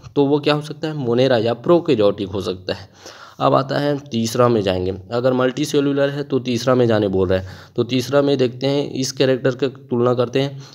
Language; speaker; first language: Hindi; native; Hindi